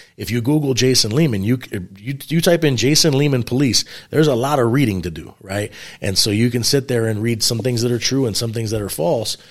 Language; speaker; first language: English; native; English